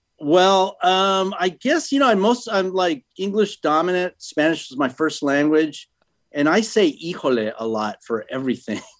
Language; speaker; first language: English; early bilingual, other home language; Spanish